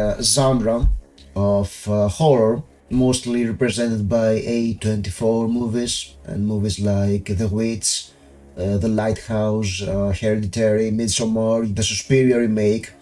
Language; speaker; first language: English; non-native, fluent; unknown